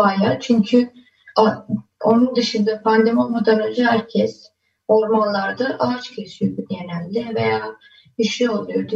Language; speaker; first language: Turkish; early bilingual, other home language; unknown